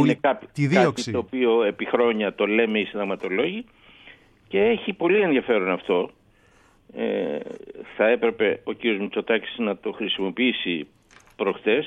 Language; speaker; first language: Greek; native; Greek